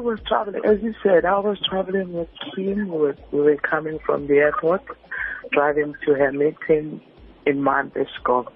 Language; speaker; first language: English; non-native, local second language; Zulu